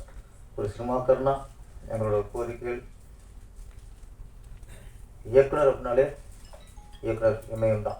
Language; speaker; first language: Tamil; native; Tamil